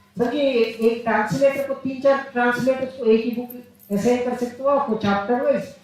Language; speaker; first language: Hindi; non-native, local second language; Telugu